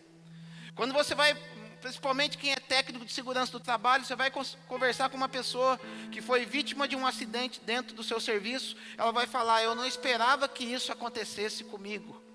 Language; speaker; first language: Portuguese; native; Portuguese